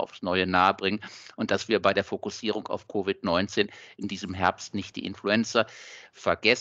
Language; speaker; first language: German; native; German